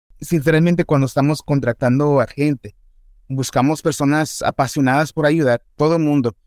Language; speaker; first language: Spanish; early bilingual, heritage; Spanish